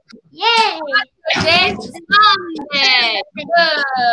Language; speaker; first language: English; non-native, fluent; Turkish